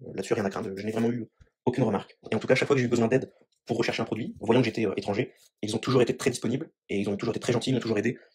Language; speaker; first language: French; native; French